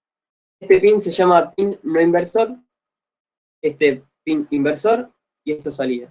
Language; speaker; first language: Spanish; native; Spanish